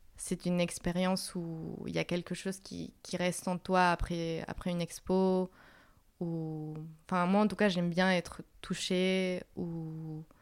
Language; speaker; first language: French; non-native, fluent; Spanish